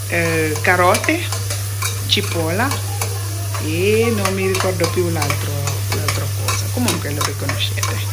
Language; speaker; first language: Italian; non-native, fluent; Wolof